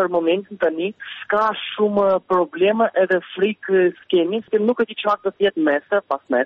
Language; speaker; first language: Albanian; early bilingual, heritage; Albanian